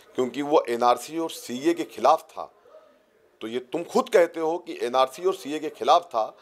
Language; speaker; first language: Hindi; native; Hindi